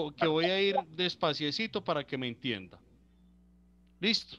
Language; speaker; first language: Spanish; native; Spanish